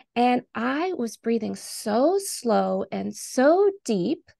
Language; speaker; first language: English; native; English